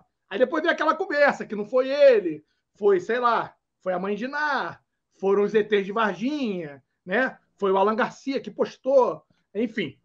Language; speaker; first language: Portuguese; native; Portuguese